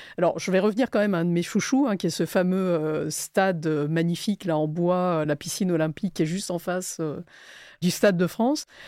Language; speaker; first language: French; native; French